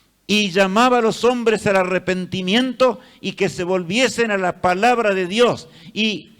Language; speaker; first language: Spanish; native; Spanish